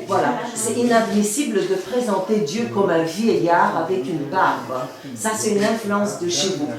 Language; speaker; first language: French; non-native, fluent; Bulgarian